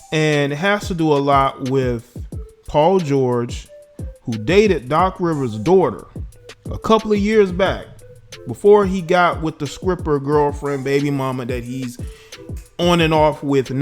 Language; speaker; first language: English; native; English